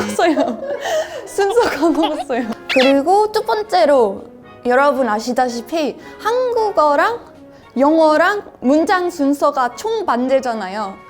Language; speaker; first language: Korean; non-native, fluent; English